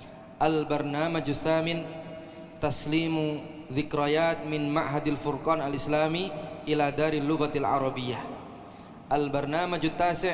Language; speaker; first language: Arabic; non-native, fluent; Indonesian